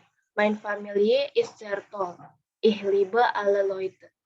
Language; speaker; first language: German; non-native, learner; Indonesian